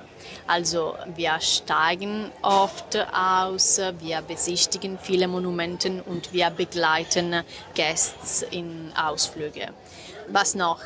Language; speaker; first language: German; non-native, fluent; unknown